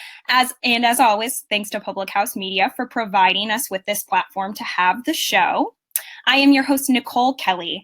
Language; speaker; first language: English; native; English